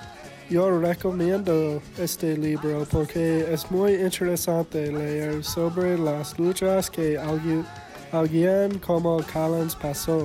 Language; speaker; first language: Spanish; non-native, learner; English